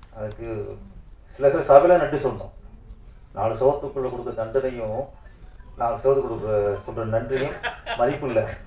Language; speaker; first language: Tamil; native; Tamil